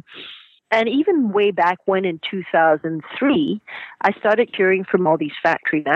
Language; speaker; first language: English; non-native, local second language; Cantonese